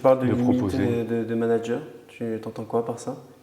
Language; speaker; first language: French; native; French